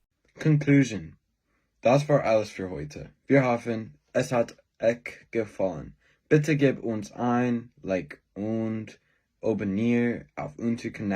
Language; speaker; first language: German; non-native, learner; English